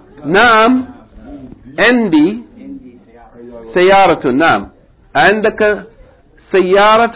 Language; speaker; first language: Arabic; non-native, fluent; English